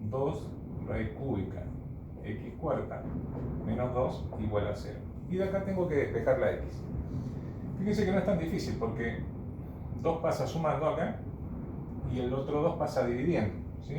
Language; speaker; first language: Spanish; native; Spanish